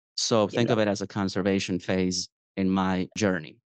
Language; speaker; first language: English; non-native, fluent; Spanish